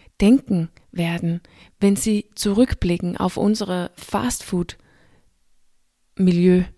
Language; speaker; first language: German; non-native, fluent; Danish